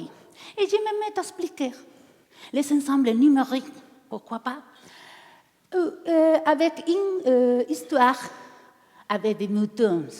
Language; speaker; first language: French; non-native, learner; Spanish